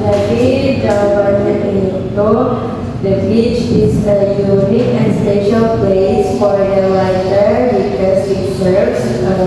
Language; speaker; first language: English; non-native, learner; Indonesian